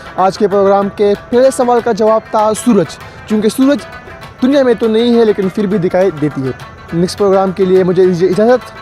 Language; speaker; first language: Urdu; native; Urdu